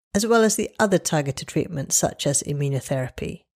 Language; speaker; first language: English; native; English